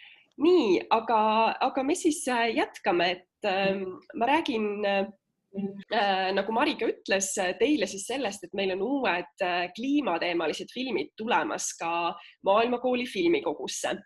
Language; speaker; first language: Estonian; native; Estonian